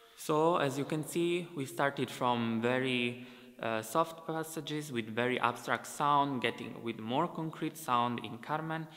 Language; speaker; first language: English; non-native, fluent; Italian